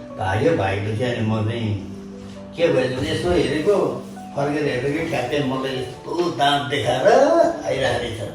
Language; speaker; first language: Nepali; non-native, local second language; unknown